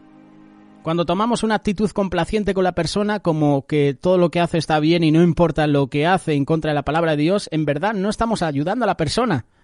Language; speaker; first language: Spanish; native; Spanish